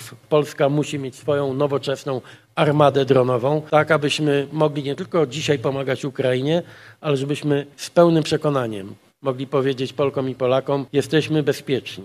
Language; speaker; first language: Polish; native; Polish